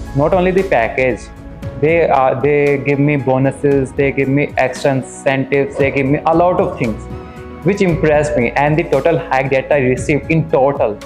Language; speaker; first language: English; non-native, local second language; Hindi